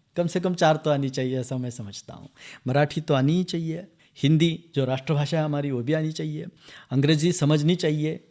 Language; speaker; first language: Hindi; non-native, local second language; Marathi